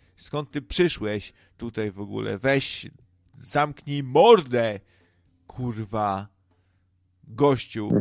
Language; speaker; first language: Polish; native; Polish